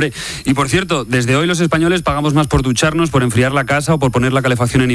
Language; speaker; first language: Spanish; native; Spanish